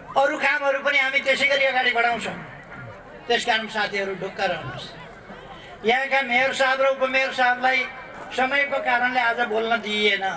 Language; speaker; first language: Nepali; native; Nepali